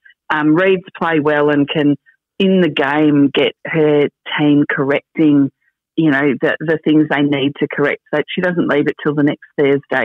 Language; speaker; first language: English; native; English